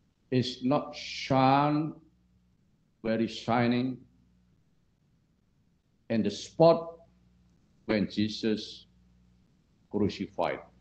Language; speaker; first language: English; non-native, fluent; Indonesian